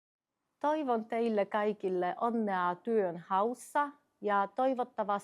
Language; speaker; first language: Finnish; non-native, fluent; Polish